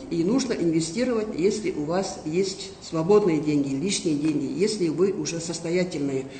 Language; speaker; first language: Russian; non-native, local second language; Kazakh